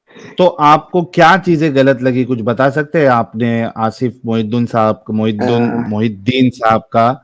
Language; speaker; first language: Hindi; native; Hindi